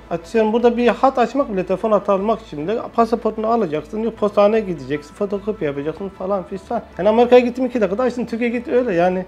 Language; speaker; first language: Turkish; native; Turkish